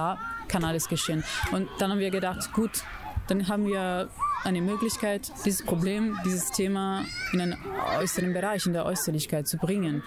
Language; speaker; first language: German; non-native, fluent; Italian